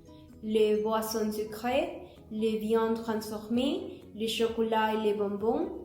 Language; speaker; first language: French; non-native, learner; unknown